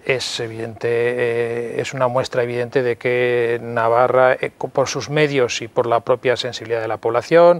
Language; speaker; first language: Spanish; native; Spanish